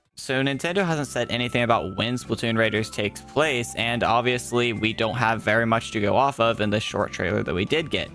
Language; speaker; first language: English; native; English